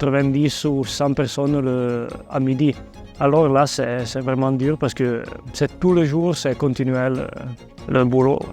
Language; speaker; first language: French; non-native, local second language; Italian